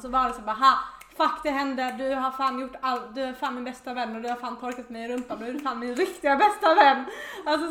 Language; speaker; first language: Swedish; native; Swedish